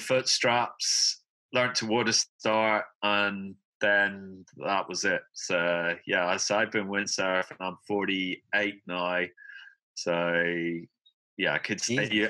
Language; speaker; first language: English; native; English